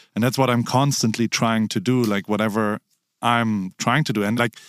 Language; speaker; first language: English; non-native, fluent; German